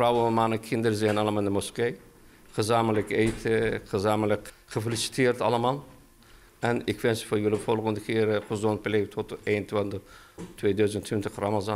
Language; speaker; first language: Dutch; non-native, learner; Turkish